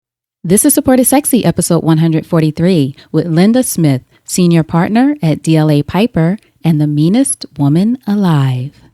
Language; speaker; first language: English; native; English